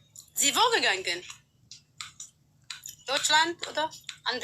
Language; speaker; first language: German; non-native, learner; Arabic